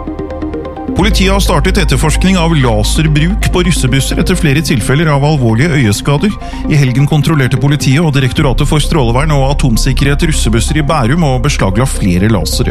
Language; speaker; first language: Norwegian; native; Norwegian